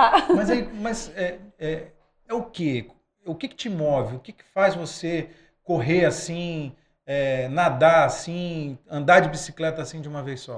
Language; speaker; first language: Portuguese; native; Portuguese